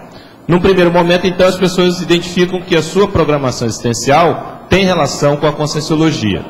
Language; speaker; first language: Portuguese; native; Portuguese